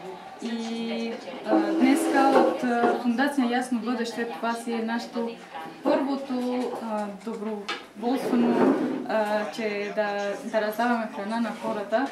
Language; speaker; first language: Bulgarian; non-native, fluent; Albanian